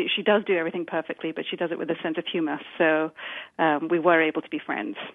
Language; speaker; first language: English; native; English